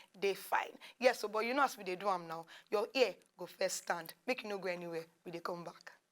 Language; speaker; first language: Nigerian Pidgin; native; Nigerian Pidgin